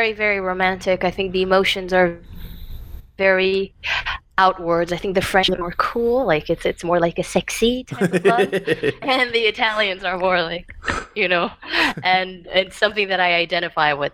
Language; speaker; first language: English; non-native, fluent; Portuguese